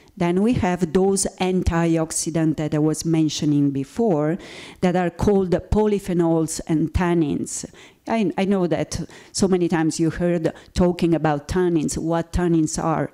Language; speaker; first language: English; non-native, fluent; Italian